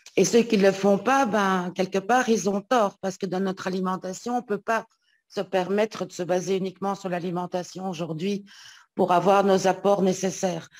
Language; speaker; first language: French; native; French